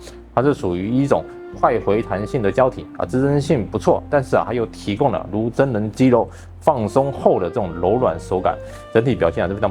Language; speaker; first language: Chinese; native; Chinese